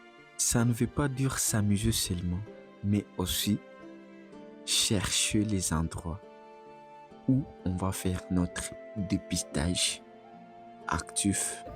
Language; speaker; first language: French; non-native, local second language; Swahili